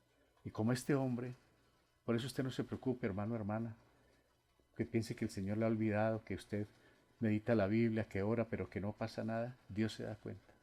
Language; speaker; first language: Spanish; native; Spanish